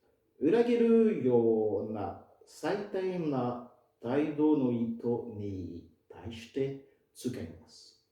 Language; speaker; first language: Japanese; non-native, fluent; French